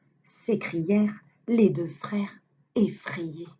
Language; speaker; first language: French; native; French